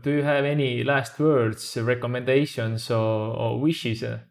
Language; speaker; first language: English; non-native, fluent; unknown